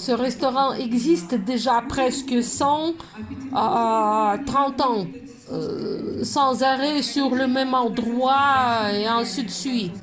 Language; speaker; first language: French; non-native, fluent; Russian